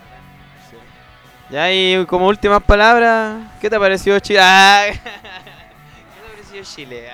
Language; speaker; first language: Spanish; native; Spanish